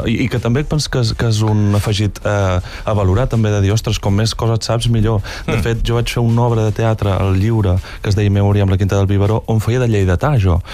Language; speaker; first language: Catalan; native; Catalan